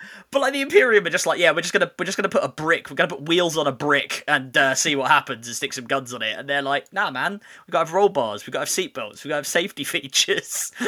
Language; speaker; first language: English; native; English